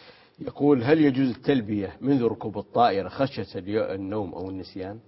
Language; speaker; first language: Arabic; native; Arabic